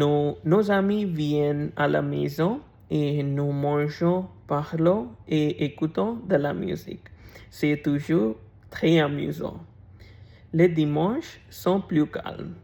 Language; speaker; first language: French; non-native, learner; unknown